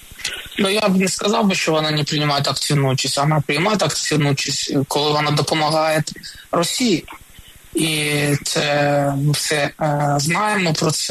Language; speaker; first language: Ukrainian; non-native, local second language; Russian